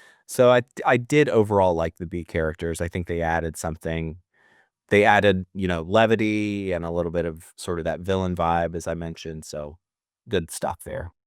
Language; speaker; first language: English; native; English